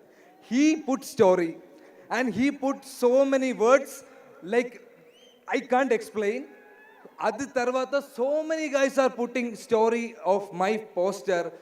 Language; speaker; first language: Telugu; non-native, learner; Malayalam